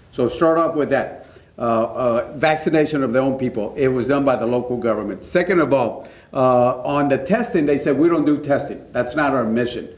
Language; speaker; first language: English; early bilingual, other home language; Spanish